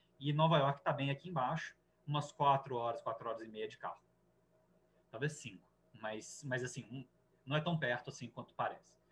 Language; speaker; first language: Portuguese; native; Portuguese